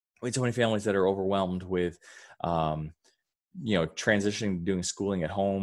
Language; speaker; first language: English; native; English